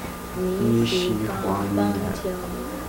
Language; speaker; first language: Chinese; non-native, learner; English